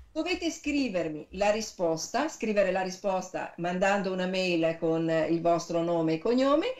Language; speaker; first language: Italian; native; Italian